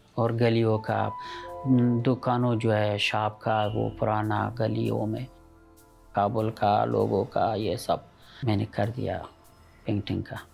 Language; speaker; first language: Hindi; non-native, learner; Persian